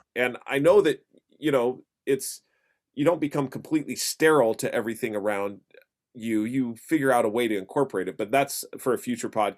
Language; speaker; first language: English; native; English